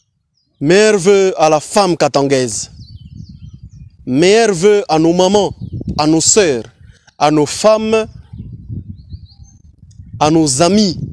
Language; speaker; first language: French; non-native, local second language; Swahili